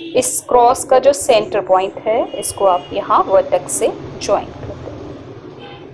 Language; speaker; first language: Hindi; native; Hindi